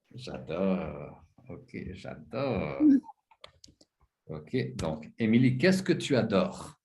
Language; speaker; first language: French; non-native, fluent; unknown